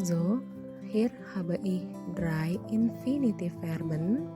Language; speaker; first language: German; non-native, fluent; Indonesian